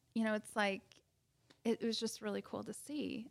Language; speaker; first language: English; native; English